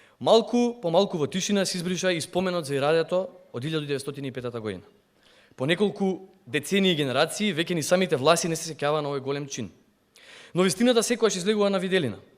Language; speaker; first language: Macedonian; non-native, local second language; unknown